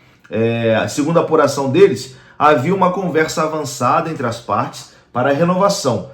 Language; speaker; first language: Portuguese; native; Portuguese